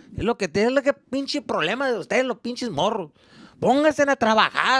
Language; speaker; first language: Spanish; early bilingual, other home language; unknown